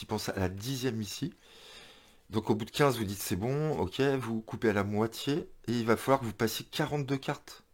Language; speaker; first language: French; native; French